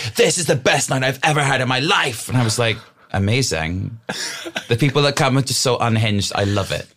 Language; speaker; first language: English; native; English